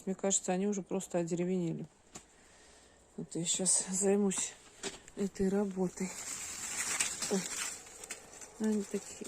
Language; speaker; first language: Russian; native; Russian